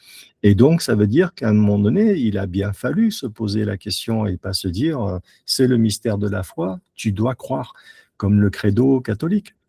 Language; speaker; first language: French; native; French